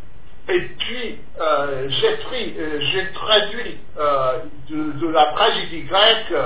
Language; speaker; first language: French; non-native, fluent; English